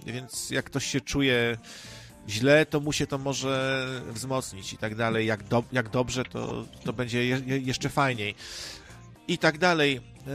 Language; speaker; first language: Polish; native; Polish